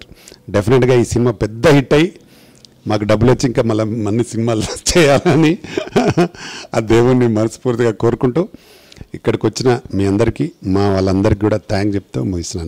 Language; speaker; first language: Telugu; native; Telugu